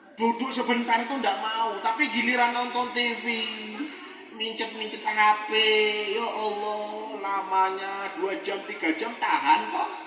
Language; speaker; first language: Indonesian; non-native, local second language; Javanese